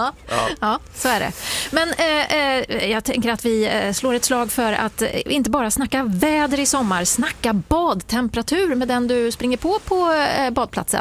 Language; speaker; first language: Swedish; native; Swedish